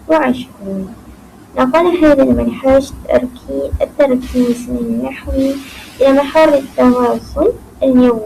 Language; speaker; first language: Arabic; non-native, learner; Malay